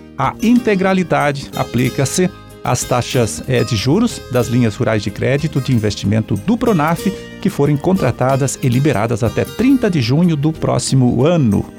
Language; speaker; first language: Portuguese; native; Portuguese